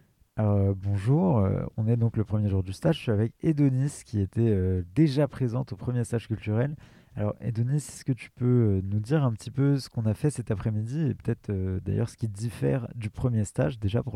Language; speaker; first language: French; native; French